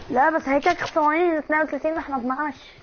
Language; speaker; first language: Arabic; native; Arabic